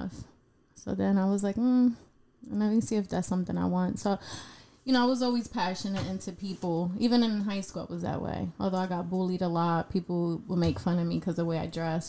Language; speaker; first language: English; non-native, fluent; Spanish